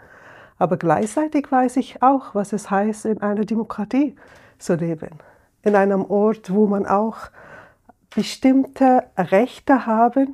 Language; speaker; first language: German; non-native, fluent; Arabic